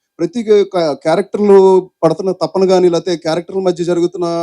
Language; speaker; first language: Telugu; native; Telugu